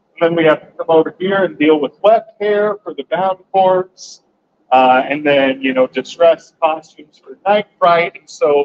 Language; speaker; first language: English; native; English